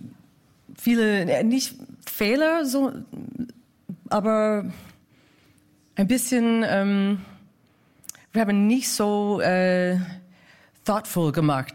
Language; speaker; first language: German; non-native, fluent; English